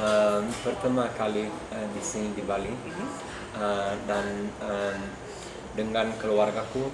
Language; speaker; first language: Indonesian; non-native, learner; English